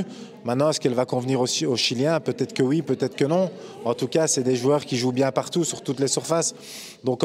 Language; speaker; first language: French; native; French